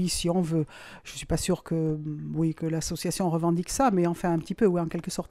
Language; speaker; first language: French; native; French